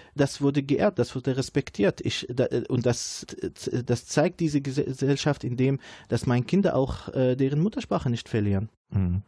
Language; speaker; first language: German; non-native, fluent; Arabic